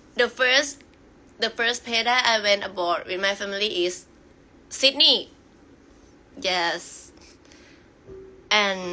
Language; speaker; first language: English; non-native, learner; Thai